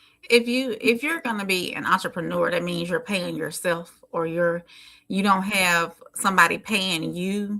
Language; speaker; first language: English; native; English